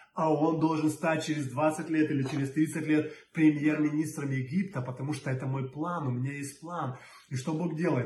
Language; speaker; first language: Russian; native; Russian